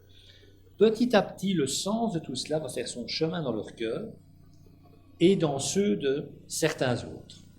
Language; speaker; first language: French; native; French